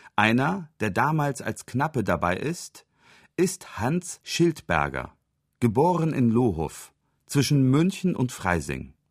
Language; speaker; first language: German; early bilingual, other home language; Turkish